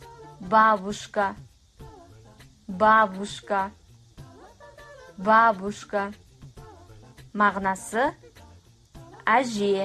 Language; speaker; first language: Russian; non-native, fluent; Kazakh